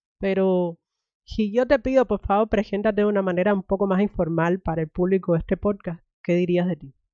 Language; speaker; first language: Spanish; native; Spanish